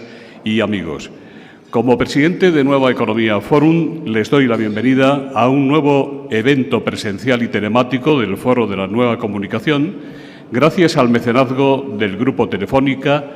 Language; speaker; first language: Spanish; native; Spanish